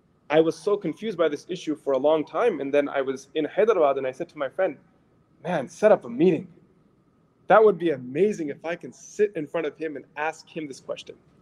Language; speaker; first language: English; native; English